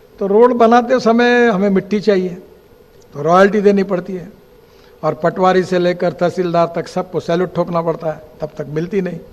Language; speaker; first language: Hindi; non-native, local second language; Marathi